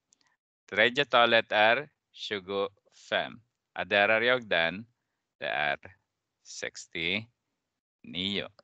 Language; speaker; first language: Swedish; non-native, fluent; Persian